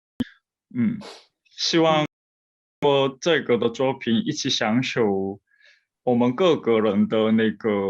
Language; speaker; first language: Chinese; non-native, fluent; Korean